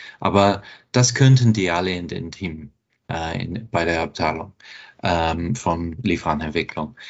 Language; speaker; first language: German; non-native, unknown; English